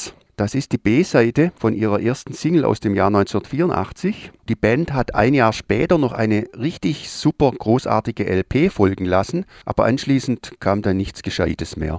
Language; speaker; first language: German; native; German